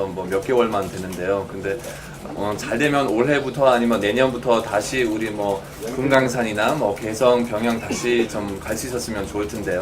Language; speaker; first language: Korean; non-native, fluent; German